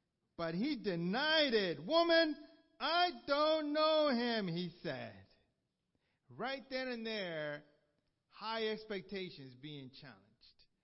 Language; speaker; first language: English; early bilingual, other home language; Spanish